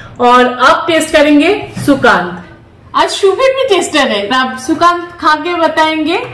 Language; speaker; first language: Hindi; native; Hindi